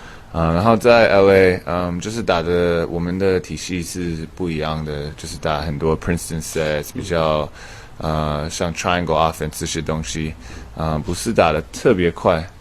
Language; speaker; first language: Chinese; early bilingual, heritage; English